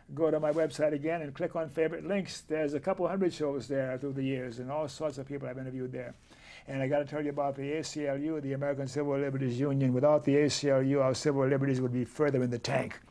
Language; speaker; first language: English; native; English